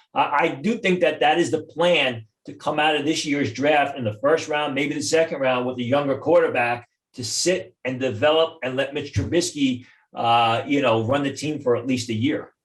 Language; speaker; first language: English; native; English